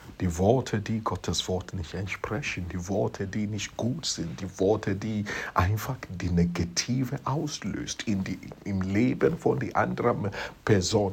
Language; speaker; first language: German; non-native, fluent; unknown